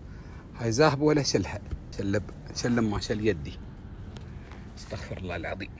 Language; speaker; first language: Arabic; native; Arabic